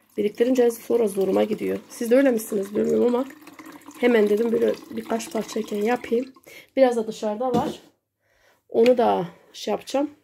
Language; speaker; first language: Turkish; native; Turkish